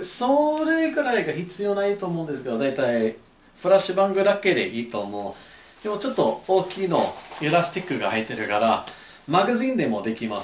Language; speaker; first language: Japanese; non-native, learner; English